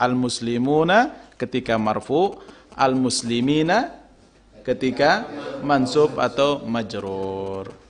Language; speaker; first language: Arabic; non-native, fluent; Indonesian